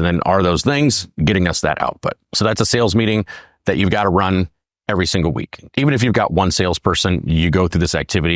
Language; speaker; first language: English; native; English